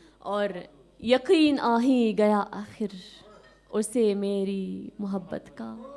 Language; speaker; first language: Urdu; non-native, fluent; Arabic